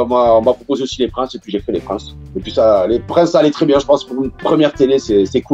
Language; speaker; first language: French; native; French